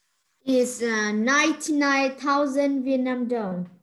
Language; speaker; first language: English; non-native, learner; Vietnamese